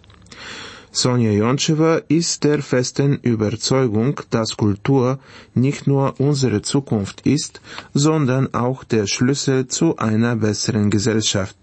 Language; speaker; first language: German; non-native, fluent; Bulgarian